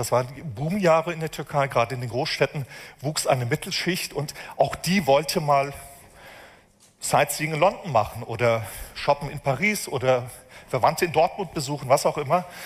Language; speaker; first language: German; native; German